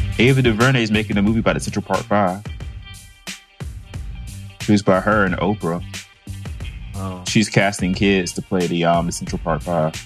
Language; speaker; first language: English; native; English